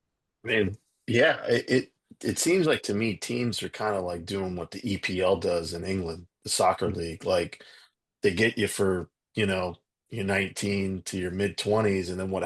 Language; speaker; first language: English; native; English